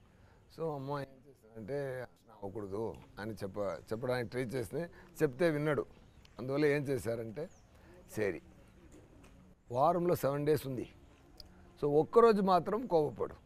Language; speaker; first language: Telugu; non-native, learner; Tamil